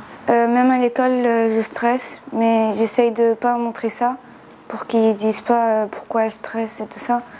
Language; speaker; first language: French; early bilingual, other home language; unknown